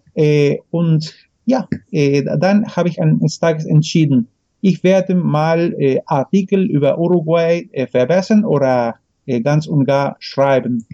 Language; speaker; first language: German; non-native, fluent; Spanish